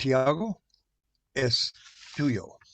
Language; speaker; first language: Spanish; non-native, fluent; English